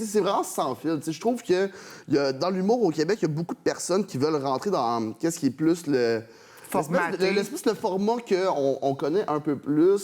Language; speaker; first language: French; native; French